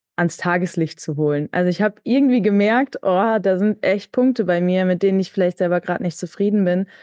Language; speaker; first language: German; native; German